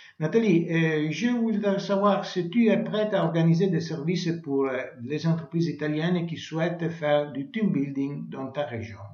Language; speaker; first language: French; non-native, learner; Italian